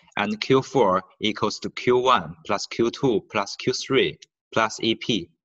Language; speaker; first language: English; non-native, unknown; Chinese